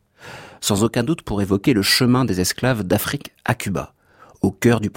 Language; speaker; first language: French; native; French